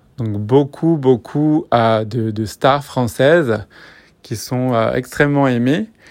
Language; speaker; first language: French; native; French